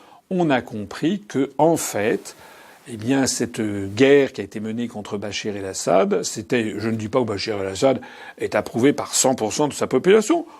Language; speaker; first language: French; native; French